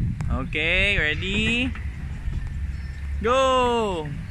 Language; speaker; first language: English; non-native, local second language; Filipino